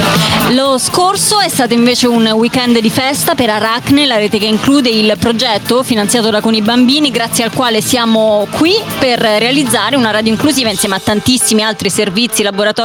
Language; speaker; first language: Italian; native; Italian